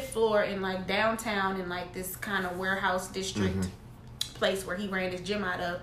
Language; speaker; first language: English; native; English